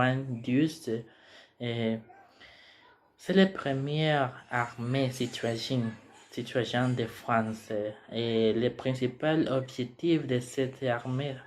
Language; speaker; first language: French; non-native, learner; Spanish